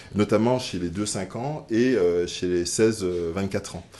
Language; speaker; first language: French; native; French